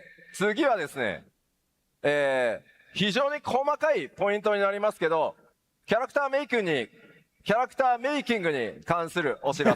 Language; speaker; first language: Japanese; native; Japanese